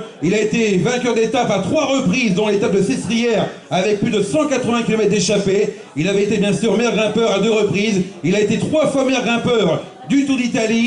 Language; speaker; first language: French; native; French